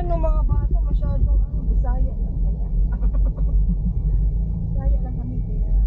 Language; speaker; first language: Filipino; non-native, local second language; Cebuano